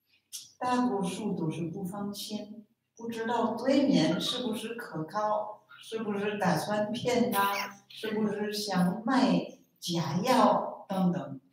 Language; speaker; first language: Chinese; non-native, fluent; French